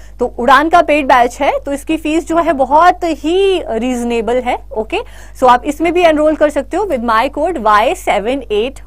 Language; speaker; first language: Hindi; native; Hindi